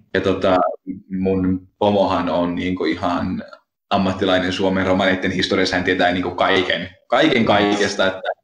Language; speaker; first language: Finnish; native; Finnish